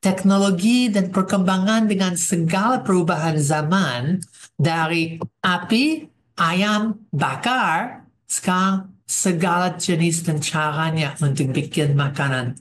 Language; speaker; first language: Indonesian; non-native, fluent; English